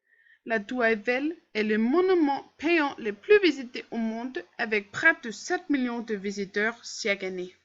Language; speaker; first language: French; non-native, learner; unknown